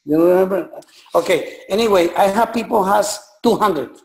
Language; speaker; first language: English; non-native, learner; Spanish